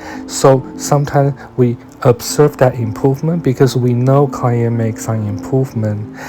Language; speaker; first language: English; non-native, fluent; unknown